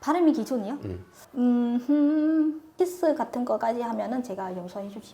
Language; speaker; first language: Korean; non-native, fluent; Vietnamese